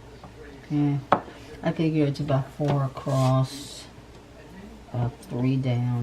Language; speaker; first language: English; native; English